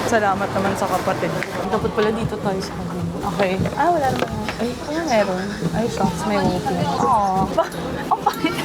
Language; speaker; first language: Filipino; native; Filipino